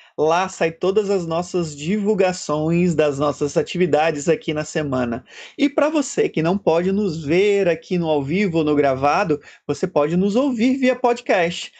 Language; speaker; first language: Portuguese; native; Portuguese